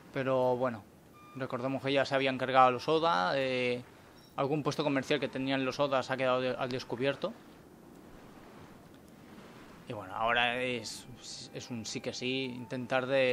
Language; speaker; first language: Spanish; native; Spanish